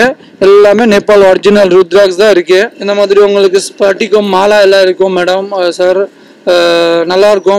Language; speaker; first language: Tamil; non-native, fluent; Bangla